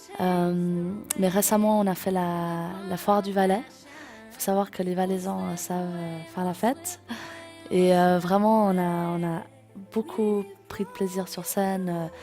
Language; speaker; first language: French; native; French